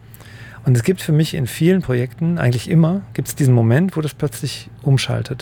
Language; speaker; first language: German; native; German